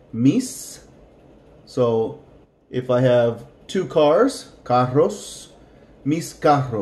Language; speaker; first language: Spanish; non-native, fluent; English